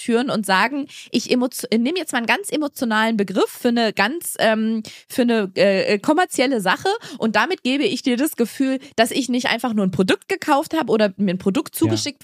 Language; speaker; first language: German; native; German